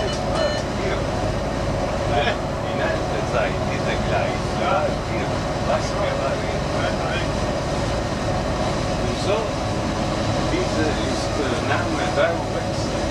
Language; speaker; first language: German; non-native, learner; Italian